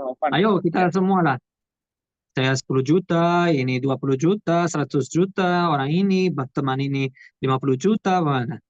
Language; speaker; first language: Indonesian; non-native, learner; Portuguese